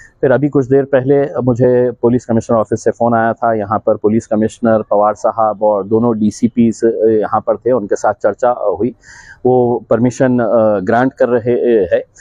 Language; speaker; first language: Urdu; native; Urdu